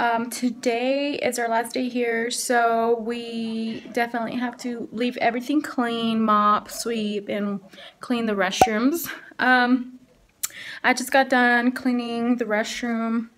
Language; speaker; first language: English; early bilingual, other home language; Spanish